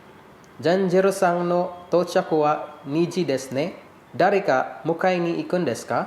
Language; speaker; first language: Japanese; non-native, fluent; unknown